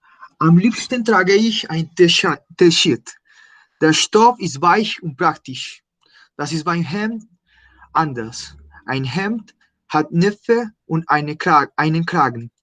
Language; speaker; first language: German; non-native, fluent; Spanish